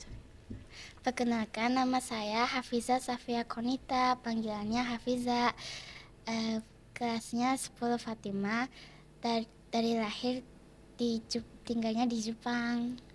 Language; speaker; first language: Indonesian; early bilingual, heritage; Indonesian